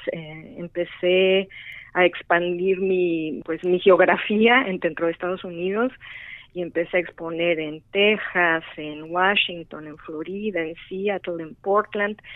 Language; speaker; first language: Spanish; native; Spanish